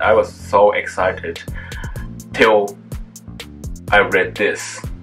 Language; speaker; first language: English; non-native, fluent; Japanese